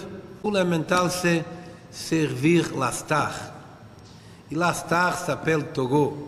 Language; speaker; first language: French; non-native, fluent; Portuguese